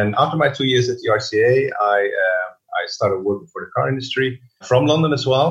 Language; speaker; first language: English; non-native, fluent; Dutch